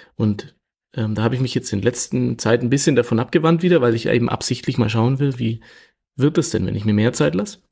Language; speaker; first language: German; native; German